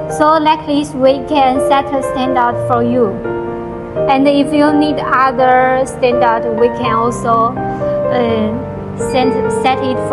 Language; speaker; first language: English; non-native, learner; Chinese